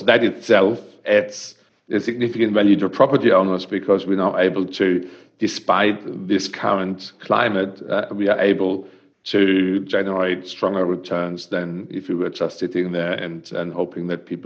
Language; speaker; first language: English; non-native, fluent; German